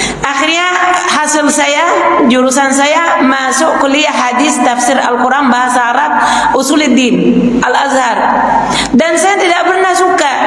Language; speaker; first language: Indonesian; non-native, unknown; Arabic